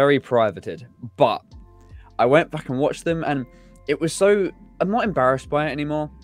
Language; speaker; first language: English; native; English